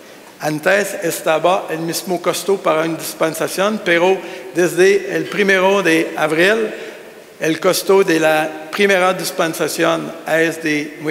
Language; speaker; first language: Spanish; non-native, learner; French